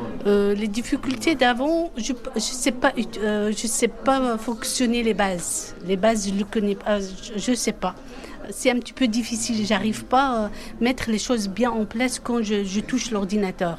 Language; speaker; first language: French; non-native, fluent; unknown